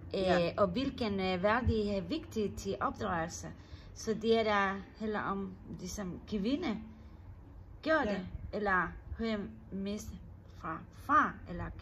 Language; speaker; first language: Danish; non-native, learner; Spanish